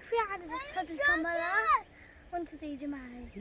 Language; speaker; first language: Arabic; native; Arabic